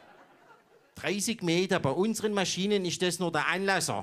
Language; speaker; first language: German; native; German